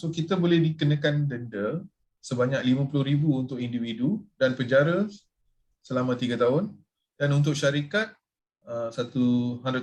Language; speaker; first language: Malay; non-native, local second language; Tamil